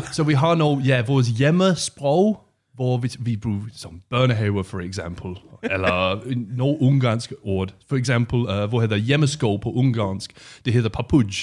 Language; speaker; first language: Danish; non-native, learner; English